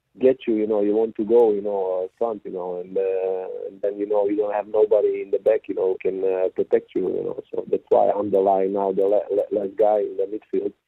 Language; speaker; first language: English; non-native, fluent; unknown